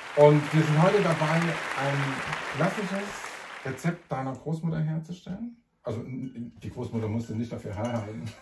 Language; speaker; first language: German; native; German